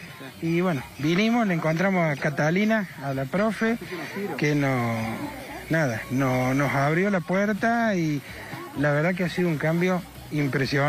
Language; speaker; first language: Spanish; native; Spanish